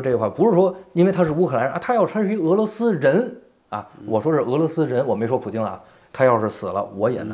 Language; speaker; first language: Chinese; native; Chinese